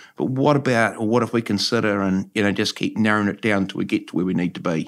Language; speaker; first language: English; native; English